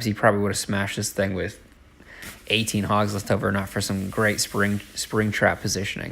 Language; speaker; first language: English; native; English